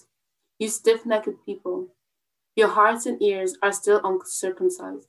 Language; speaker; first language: English; native; English